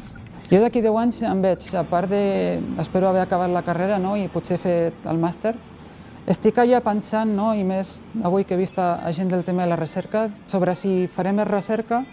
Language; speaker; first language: Catalan; native; Catalan